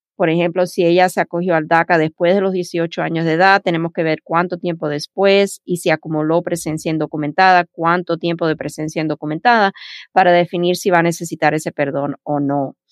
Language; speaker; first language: Spanish; early bilingual, heritage; Spanish